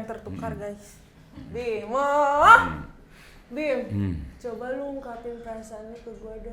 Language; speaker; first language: Indonesian; native; Indonesian